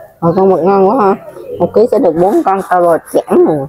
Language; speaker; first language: Vietnamese; native; Vietnamese